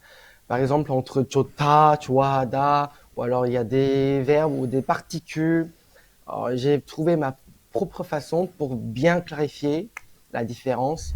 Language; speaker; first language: French; non-native, fluent; Korean